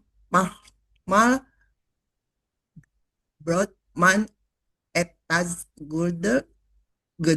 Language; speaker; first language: German; non-native, learner; Indonesian